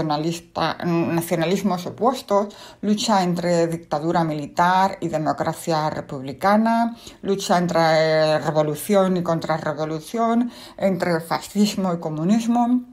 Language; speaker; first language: Spanish; native; Spanish